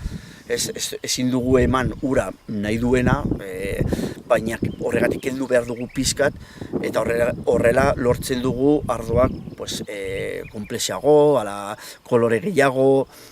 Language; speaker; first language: Basque; non-native, local second language; Spanish